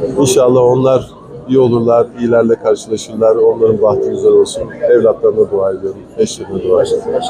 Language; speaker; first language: Turkish; native; Turkish